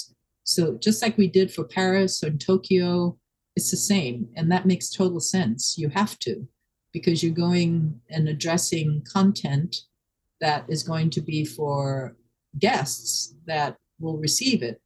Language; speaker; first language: English; non-native, local second language; Wu Chinese